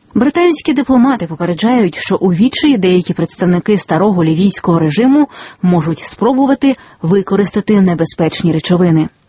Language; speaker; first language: Ukrainian; native; Ukrainian